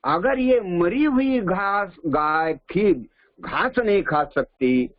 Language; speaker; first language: Hindi; non-native, local second language; Marathi